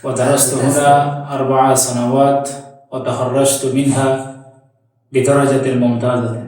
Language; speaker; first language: Arabic; non-native, learner; Bangla